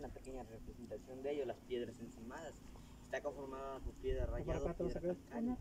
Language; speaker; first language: Spanish; native; Spanish